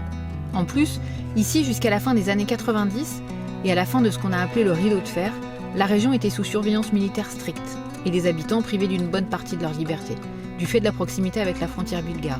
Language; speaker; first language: French; native; French